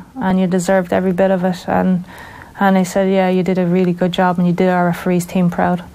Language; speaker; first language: English; native; English